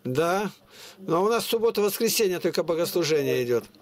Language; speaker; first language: Russian; native; Russian